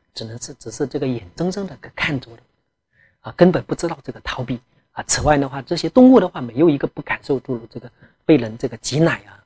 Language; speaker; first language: Chinese; non-native, local second language; Tibetan